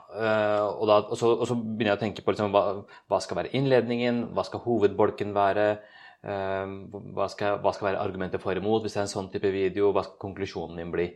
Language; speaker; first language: Norwegian; early bilingual, other home language; Urdu